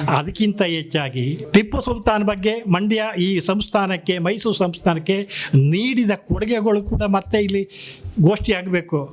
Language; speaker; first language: Kannada; native; Kannada